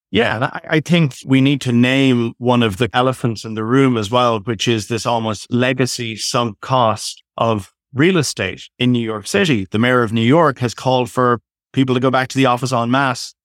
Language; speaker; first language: English; native; English